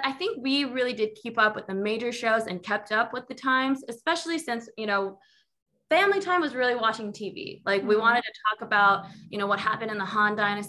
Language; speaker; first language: English; native; English